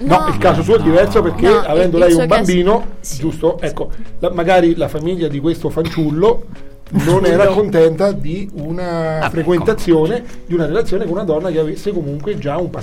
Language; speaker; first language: Italian; native; Italian